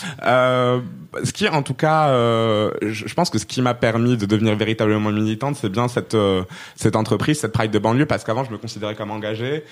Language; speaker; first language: French; non-native, local second language; Arabic